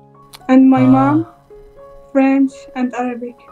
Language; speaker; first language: English; non-native, learner; Arabic